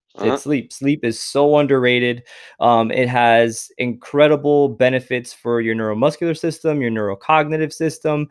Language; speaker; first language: English; native; English